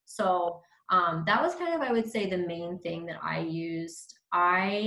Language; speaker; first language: English; native; English